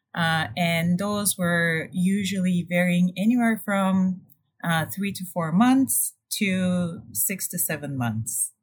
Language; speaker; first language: English; non-native, fluent; Turkish